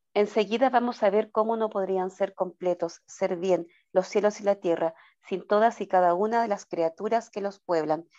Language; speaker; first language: Spanish; native; Spanish